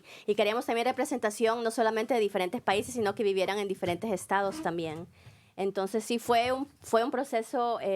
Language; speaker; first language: Spanish; native; Spanish